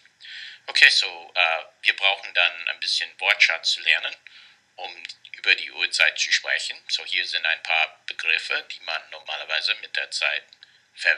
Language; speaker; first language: German; non-native, fluent; English